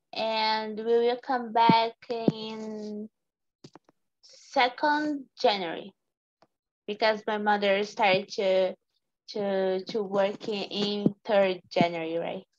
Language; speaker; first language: English; non-native, learner; Portuguese